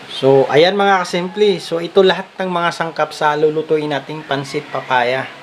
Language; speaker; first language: Filipino; non-native, local second language; Cebuano